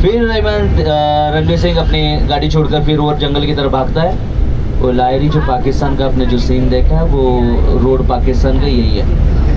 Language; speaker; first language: Hindi; native; Hindi